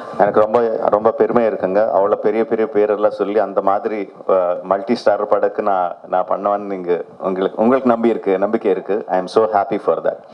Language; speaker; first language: Tamil; non-native, local second language; Telugu